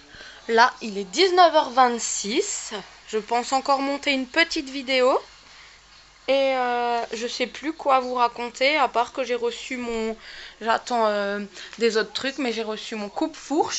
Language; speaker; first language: French; native; French